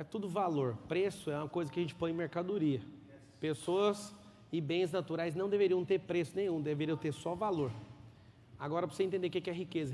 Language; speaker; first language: Portuguese; native; Portuguese